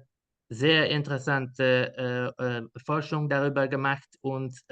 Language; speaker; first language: German; non-native, learner; Dutch